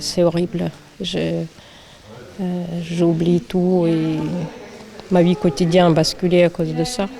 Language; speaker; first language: French; non-native, fluent; Russian